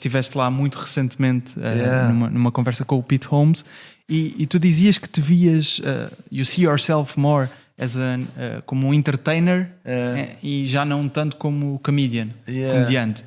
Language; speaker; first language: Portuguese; native; Portuguese